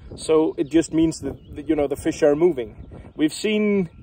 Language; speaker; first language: English; non-native, fluent; Danish